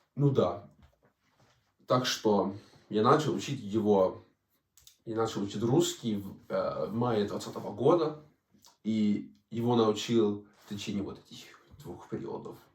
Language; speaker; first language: Russian; non-native, fluent; Danish